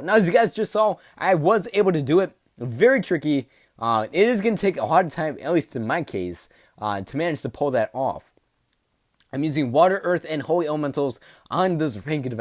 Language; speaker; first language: English; native; English